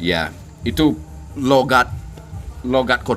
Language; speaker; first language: Indonesian; non-native, fluent; English